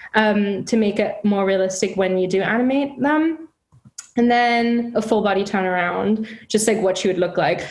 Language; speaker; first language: English; non-native, fluent; German